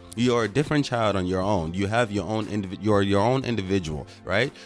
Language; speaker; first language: English; non-native, local second language; Igbo